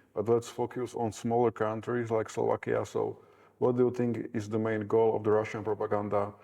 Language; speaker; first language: English; non-native, fluent; Slovak